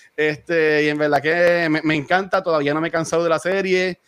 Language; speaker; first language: Spanish; native; Spanish